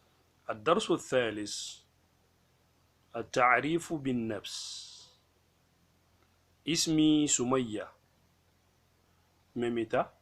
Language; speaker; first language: Arabic; non-native, fluent; Hausa